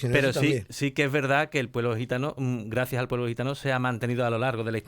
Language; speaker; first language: Spanish; native; Spanish